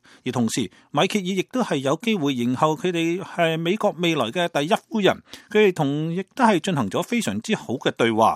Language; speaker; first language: Chinese; non-native, local second language; Cantonese